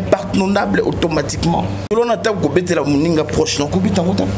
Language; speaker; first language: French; non-native, local second language; Lingala